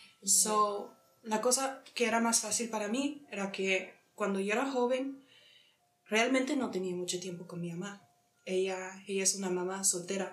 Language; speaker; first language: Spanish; early bilingual, heritage; English